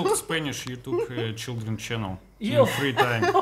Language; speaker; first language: English; non-native, learner; Russian